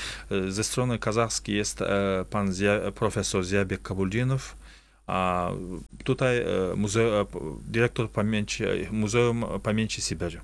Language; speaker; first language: Polish; non-native, fluent; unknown